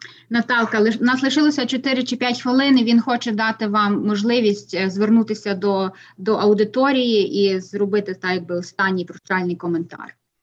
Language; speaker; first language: Ukrainian; native; Ukrainian